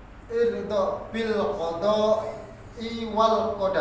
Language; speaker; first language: Arabic; non-native, learner; Indonesian